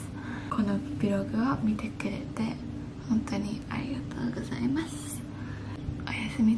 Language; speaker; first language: Japanese; early bilingual, heritage; English